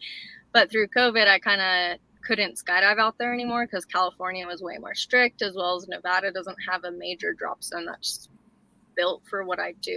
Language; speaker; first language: English; native; English